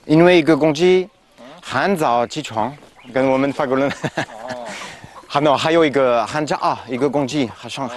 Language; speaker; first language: Chinese; non-native, learner; French